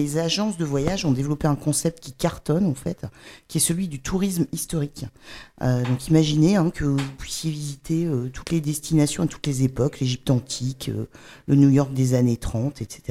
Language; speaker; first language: French; native; French